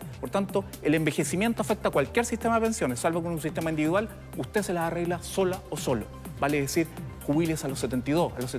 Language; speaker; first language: Spanish; native; Spanish